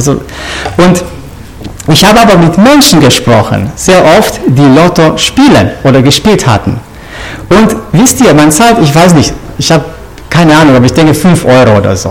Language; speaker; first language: German; non-native, fluent; Romanian